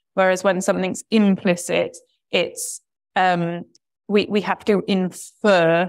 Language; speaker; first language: English; native; English